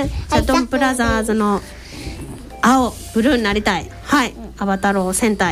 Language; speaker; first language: Japanese; native; Japanese